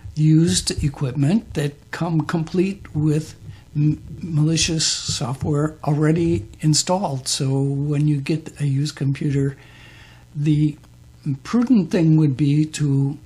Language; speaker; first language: English; native; English